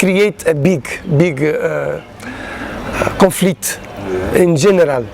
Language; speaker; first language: English; non-native, learner; Portuguese